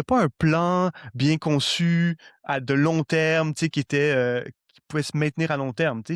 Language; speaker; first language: French; native; French